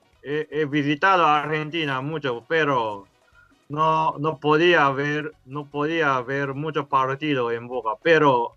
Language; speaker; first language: Spanish; non-native, learner; Japanese